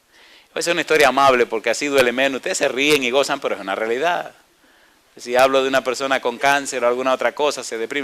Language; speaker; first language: Spanish; native; Spanish